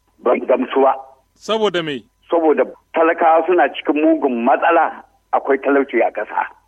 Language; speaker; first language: Hausa; native; Hausa